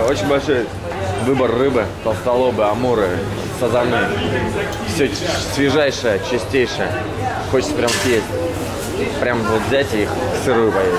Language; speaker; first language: Russian; native; Russian